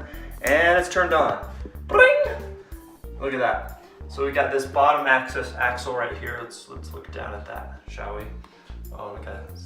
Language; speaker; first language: English; native; English